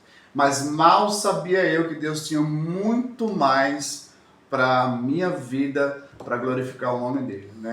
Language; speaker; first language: Portuguese; native; Portuguese